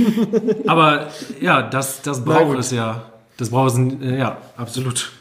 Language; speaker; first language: German; native; German